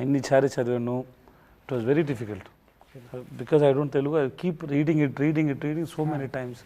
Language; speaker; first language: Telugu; non-native, learner; Tamil